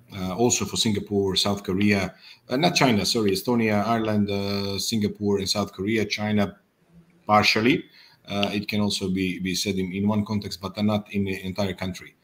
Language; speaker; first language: English; non-native, fluent; Serbian